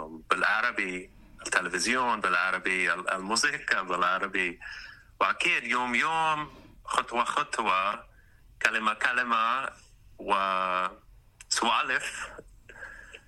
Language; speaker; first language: Arabic; non-native, learner; English